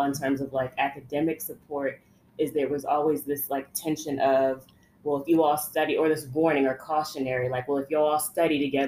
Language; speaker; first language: English; native; English